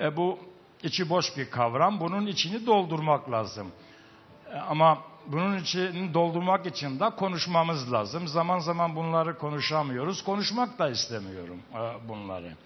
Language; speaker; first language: Turkish; native; Turkish